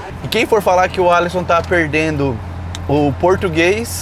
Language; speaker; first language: Portuguese; native; Portuguese